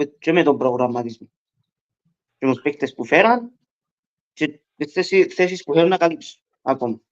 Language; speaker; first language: Greek; early bilingual, heritage; Greek